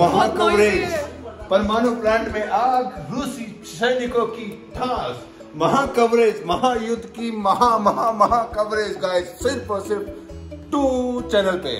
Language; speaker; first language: Hindi; native; Hindi